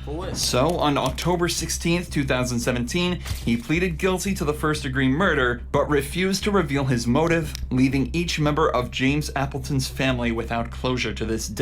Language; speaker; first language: English; native; English